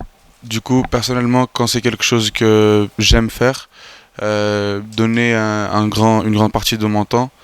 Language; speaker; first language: French; non-native, fluent; Greek